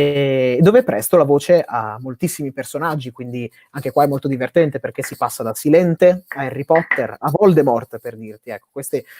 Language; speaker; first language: Italian; native; Italian